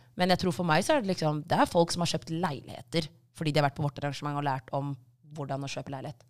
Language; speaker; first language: Norwegian; early bilingual, other home language; Tigrinya